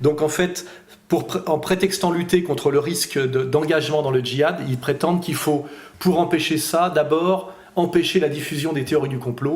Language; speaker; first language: French; native; French